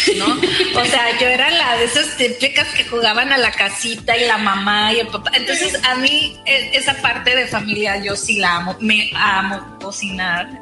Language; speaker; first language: Spanish; native; Spanish